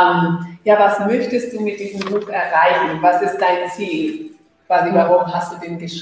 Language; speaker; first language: German; non-native, fluent; Spanish